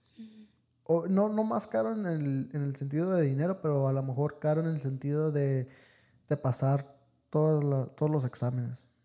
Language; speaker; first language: Spanish; early bilingual, heritage; Spanish